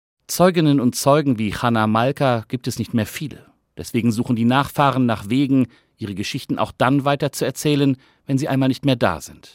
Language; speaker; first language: German; native; German